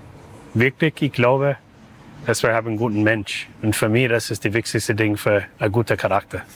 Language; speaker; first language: German; non-native, learner; English